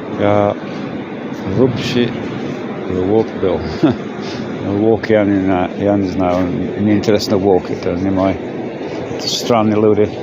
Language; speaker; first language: Russian; non-native, learner; English